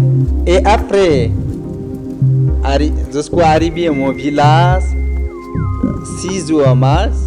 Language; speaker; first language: French; non-native, learner; Sherpa